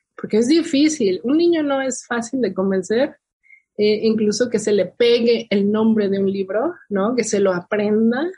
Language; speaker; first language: Spanish; native; Spanish